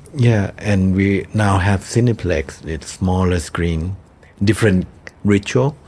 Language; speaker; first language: English; non-native, fluent; Thai